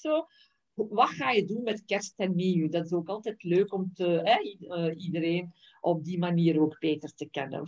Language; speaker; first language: Dutch; native; Dutch